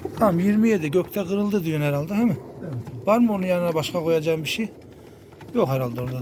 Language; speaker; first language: Turkish; native; Turkish